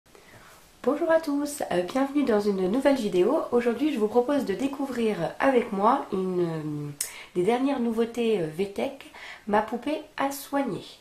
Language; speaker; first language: French; native; French